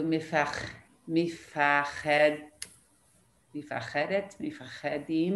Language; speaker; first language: Hebrew; non-native, learner; English